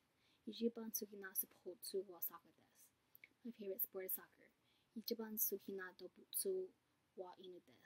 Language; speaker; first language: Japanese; non-native, learner; English